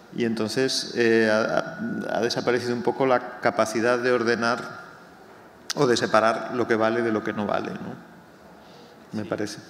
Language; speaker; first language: Spanish; native; Spanish